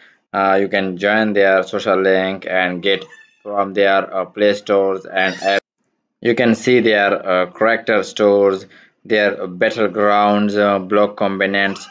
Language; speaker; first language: English; non-native, learner; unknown